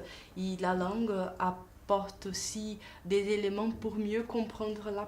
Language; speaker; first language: French; non-native, fluent; Portuguese